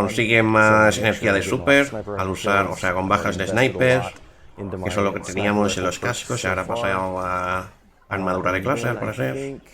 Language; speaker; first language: Spanish; native; Spanish